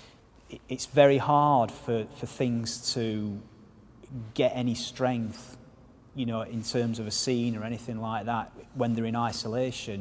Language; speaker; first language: English; native; English